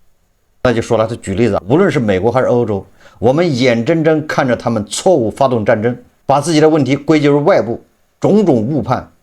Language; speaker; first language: Chinese; native; Chinese